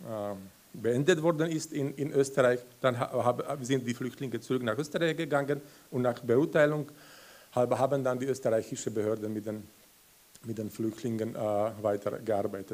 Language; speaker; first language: German; non-native, fluent; Slovak